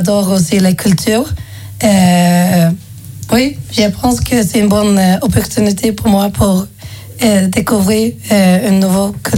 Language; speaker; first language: French; non-native, fluent; Swedish